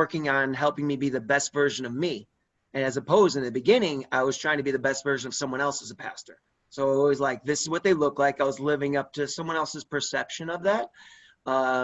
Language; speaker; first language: English; native; English